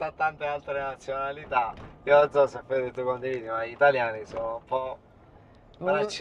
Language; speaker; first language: Italian; native; Italian